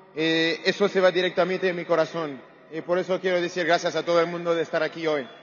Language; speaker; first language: Spanish; non-native, learner; French